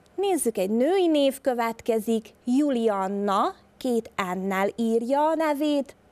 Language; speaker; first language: Hungarian; native; Hungarian